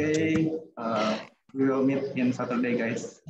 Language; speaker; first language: English; non-native, learner; Indonesian